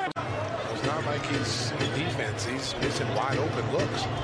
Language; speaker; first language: English; native; English